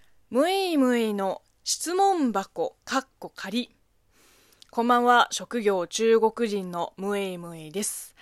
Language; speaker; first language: Japanese; non-native, fluent; Chinese